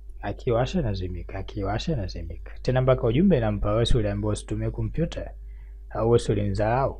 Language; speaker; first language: Swahili; native; Swahili